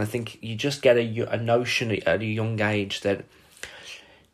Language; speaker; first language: English; native; English